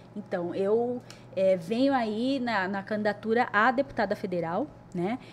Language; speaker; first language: Portuguese; native; Portuguese